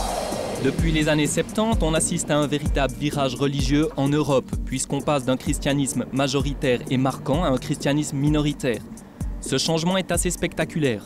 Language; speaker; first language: French; native; French